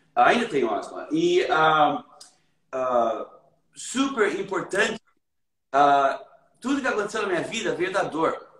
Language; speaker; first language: Portuguese; native; Portuguese